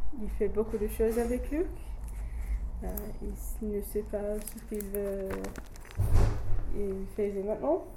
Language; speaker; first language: French; non-native, learner; English